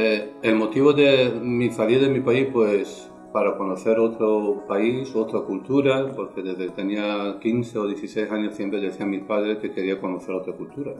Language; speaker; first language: Spanish; non-native, fluent; Persian